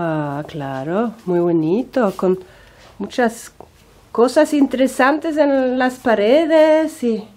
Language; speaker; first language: Spanish; non-native, fluent; Swedish